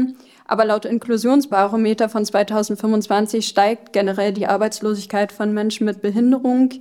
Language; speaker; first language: German; native; German